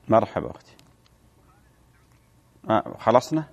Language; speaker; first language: Arabic; native; Arabic